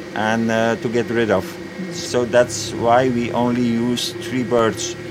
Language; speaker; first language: English; non-native, fluent; Dutch